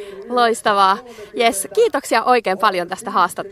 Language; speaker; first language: Finnish; native; Finnish